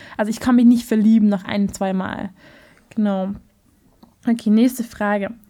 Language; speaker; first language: German; non-native, fluent; Hungarian